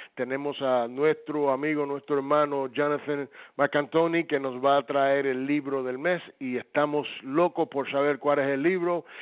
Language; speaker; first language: Spanish; early bilingual, heritage; Spanish